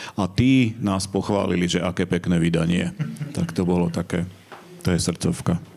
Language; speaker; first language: Slovak; native; Slovak